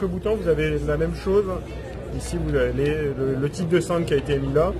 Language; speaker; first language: French; native; French